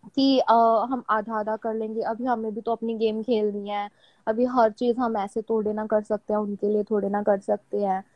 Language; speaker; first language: Hindi; native; Hindi